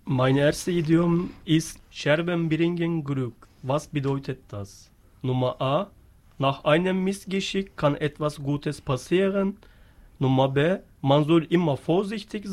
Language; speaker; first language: German; non-native, learner; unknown